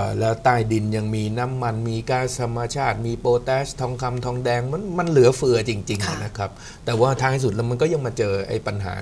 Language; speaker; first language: Thai; native; Thai